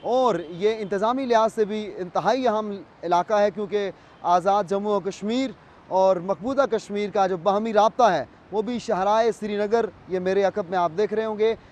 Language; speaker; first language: Urdu; non-native, local second language; Pahari-Potwari